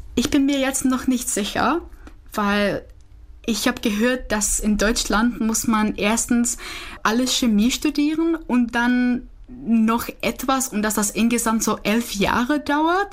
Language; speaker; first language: German; non-native, fluent; Czech